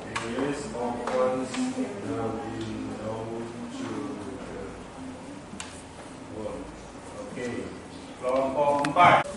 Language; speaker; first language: English; non-native, fluent; Indonesian